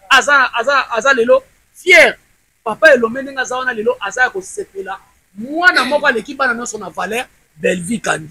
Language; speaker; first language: Lingala; non-native, local second language; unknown